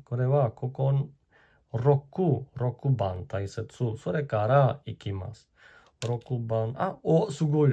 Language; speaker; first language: Japanese; non-native, learner; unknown